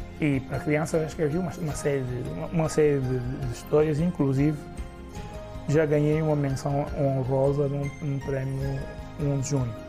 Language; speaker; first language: Portuguese; native; Portuguese